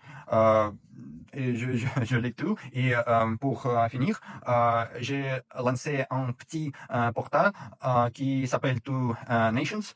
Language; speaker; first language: French; non-native, fluent; Russian